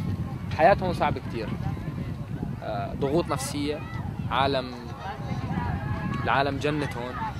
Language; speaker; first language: Arabic; native; Arabic